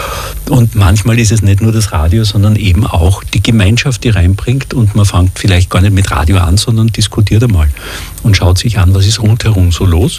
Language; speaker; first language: German; native; German